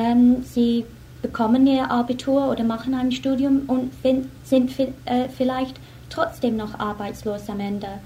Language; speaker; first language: German; non-native, fluent; English